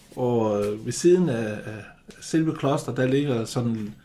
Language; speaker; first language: Danish; native; Danish